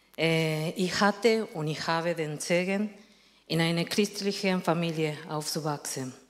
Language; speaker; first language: German; non-native, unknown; Spanish